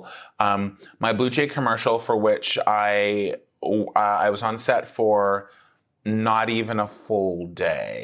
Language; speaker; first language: English; native; English